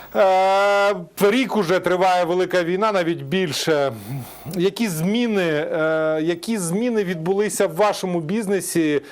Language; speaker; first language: Ukrainian; native; Ukrainian